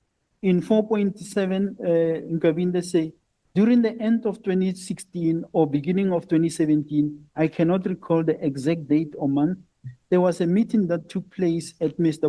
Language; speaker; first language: English; non-native, local second language; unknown